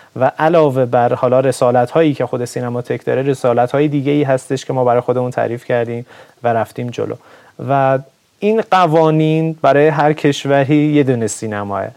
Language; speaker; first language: Persian; native; Persian